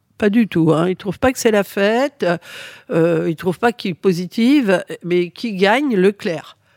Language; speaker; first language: French; early bilingual, other home language; Spanish